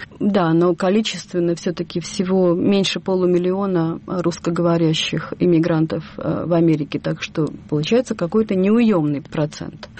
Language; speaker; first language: Russian; native; Russian